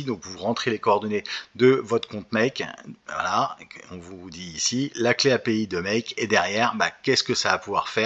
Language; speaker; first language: French; native; French